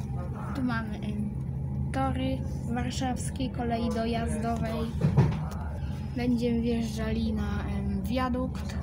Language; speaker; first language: Polish; native; Polish